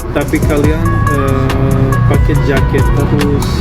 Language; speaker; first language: Indonesian; non-native, learner; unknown